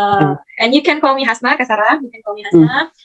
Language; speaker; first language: English; non-native, learner; Indonesian